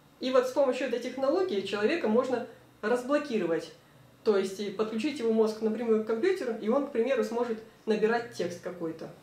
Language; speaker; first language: Russian; native; Russian